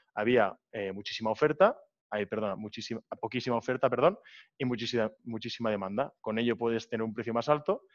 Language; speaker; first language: Spanish; native; Spanish